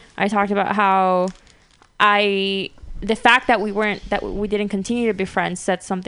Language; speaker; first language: English; non-native, fluent; Spanish